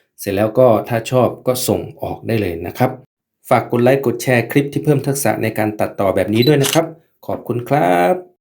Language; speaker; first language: Thai; native; Thai